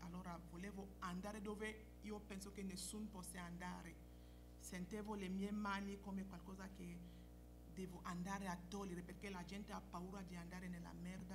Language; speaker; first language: Italian; non-native, fluent; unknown